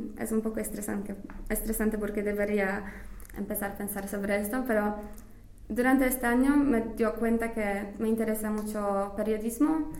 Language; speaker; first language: Spanish; non-native, fluent; English